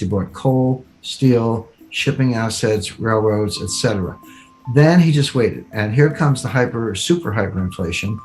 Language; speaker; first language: English; native; English